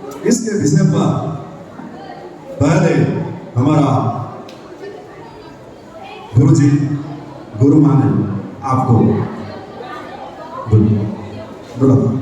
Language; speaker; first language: Hindi; non-native, local second language; Odia